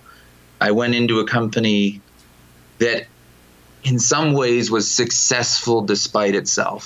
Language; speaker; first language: English; native; English